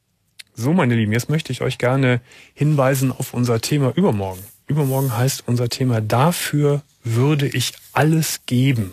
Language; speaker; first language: German; native; German